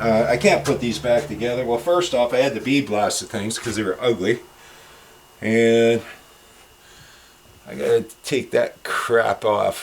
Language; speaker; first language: English; native; English